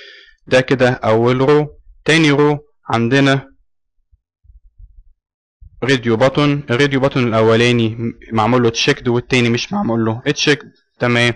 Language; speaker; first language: Arabic; native; Arabic